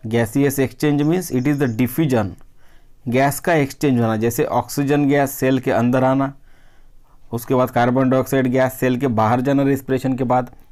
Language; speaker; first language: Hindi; non-native, local second language; Marathi